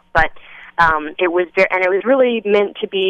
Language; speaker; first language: English; native; English